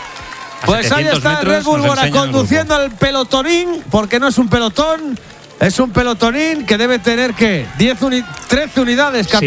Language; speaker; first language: Spanish; native; Spanish